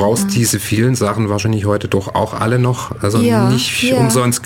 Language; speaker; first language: German; native; German